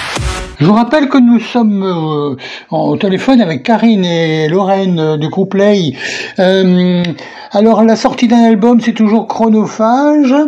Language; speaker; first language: French; native; French